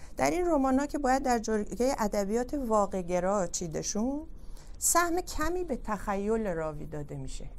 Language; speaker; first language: Persian; native; Persian